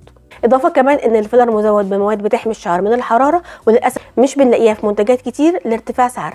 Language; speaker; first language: Arabic; native; Arabic